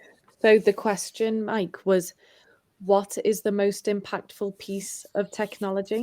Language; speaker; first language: English; non-native, learner; Vietnamese